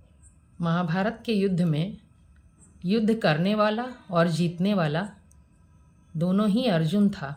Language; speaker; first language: Hindi; native; Hindi